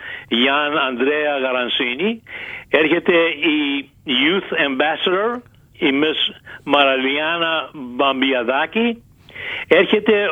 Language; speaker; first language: Greek; early bilingual, heritage; Greek